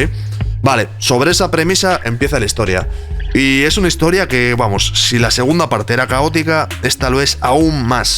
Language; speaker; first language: Spanish; native; Spanish